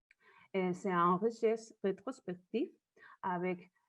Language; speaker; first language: French; non-native, learner; Spanish